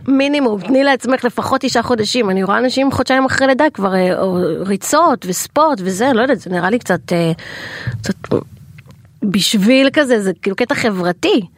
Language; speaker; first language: Hebrew; native; Hebrew